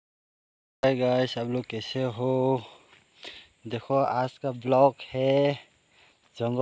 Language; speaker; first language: Hindi; non-native, local second language; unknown